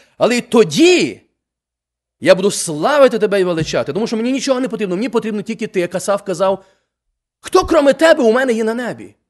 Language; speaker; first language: Ukrainian; native; Ukrainian